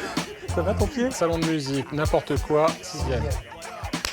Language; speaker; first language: French; native; French